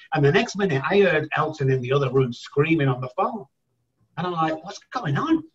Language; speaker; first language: English; native; English